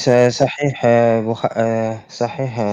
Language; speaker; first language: English; non-native, fluent; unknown